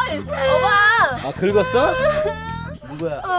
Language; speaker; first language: Korean; native; Korean